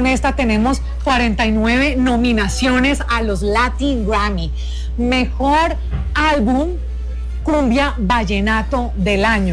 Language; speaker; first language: Spanish; native; Spanish